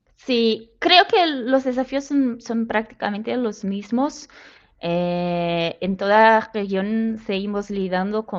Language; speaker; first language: Spanish; non-native, fluent; Portuguese